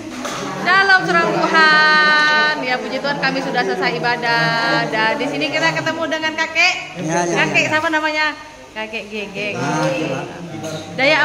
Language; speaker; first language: Indonesian; non-native, local second language; Madurese